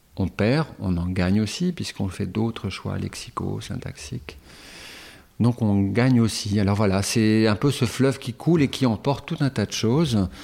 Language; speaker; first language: French; native; French